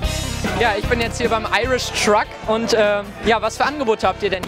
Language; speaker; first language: German; native; German